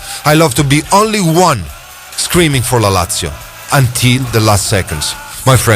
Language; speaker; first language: English; non-native, fluent; Italian